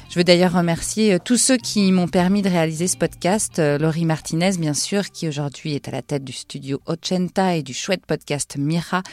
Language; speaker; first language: French; native; French